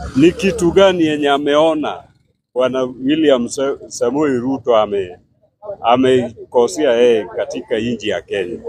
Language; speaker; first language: Swahili; non-native, local second language; Luo (Kenya and Tanzania)